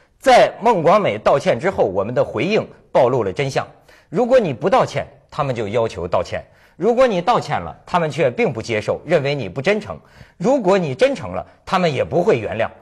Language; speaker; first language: Chinese; native; Chinese